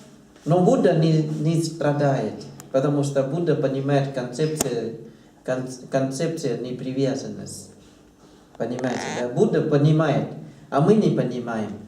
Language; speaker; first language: Russian; non-native, learner; Thai